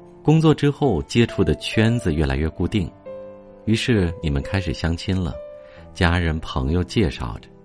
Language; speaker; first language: Chinese; native; Chinese